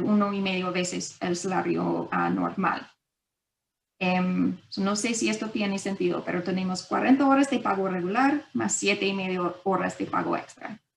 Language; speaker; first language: Spanish; non-native, fluent; English